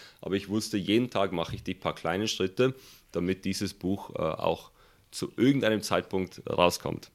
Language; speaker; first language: German; early bilingual, other home language; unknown